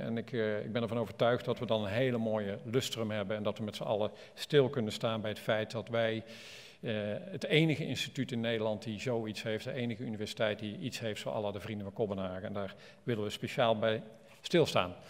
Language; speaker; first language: Dutch; native; Dutch